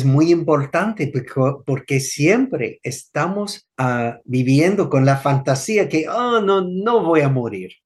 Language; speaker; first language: Spanish; non-native, fluent; English